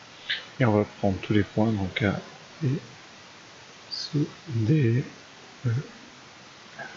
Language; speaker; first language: French; native; French